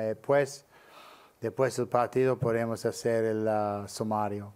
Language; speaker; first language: Spanish; non-native, learner; English